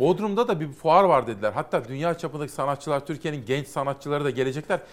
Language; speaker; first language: Turkish; native; Turkish